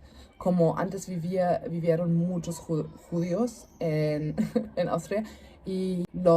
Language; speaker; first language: Spanish; non-native, learner; German